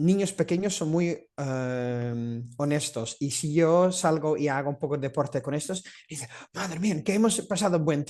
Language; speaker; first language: Spanish; non-native, fluent; Dutch